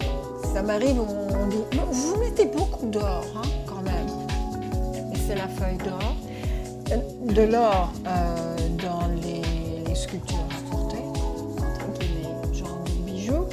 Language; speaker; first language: French; non-native, fluent; English